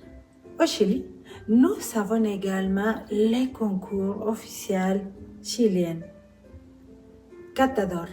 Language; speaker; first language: French; non-native, fluent; Spanish